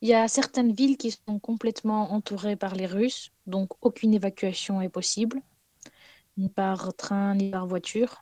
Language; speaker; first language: French; non-native, fluent; Ukrainian